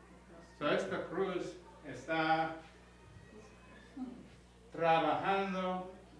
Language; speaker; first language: Spanish; non-native, learner; English